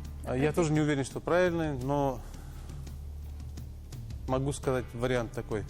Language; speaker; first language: Russian; non-native, local second language; Tatar